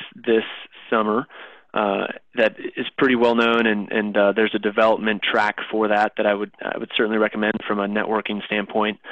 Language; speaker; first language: English; native; English